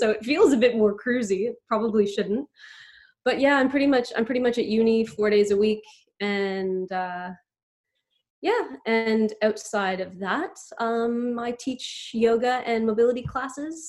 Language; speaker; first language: English; native; English